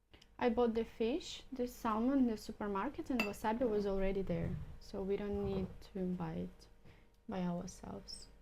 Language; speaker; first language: English; non-native, fluent; Russian